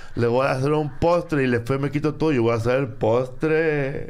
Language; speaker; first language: Spanish; early bilingual, heritage; Spanish